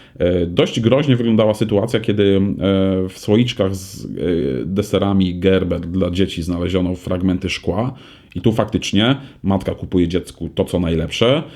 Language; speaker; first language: Polish; native; Polish